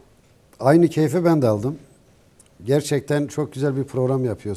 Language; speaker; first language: Turkish; native; Turkish